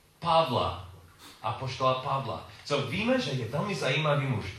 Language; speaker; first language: Czech; non-native, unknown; English